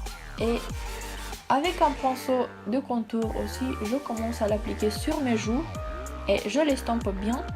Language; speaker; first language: French; non-native, fluent; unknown